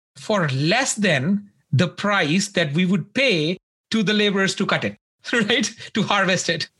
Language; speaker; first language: English; non-native, local second language; Punjabi